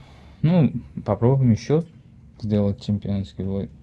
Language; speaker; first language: Russian; non-native, learner; Uzbek